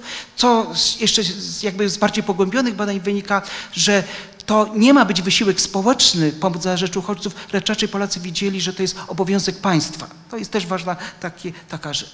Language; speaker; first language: Polish; native; Polish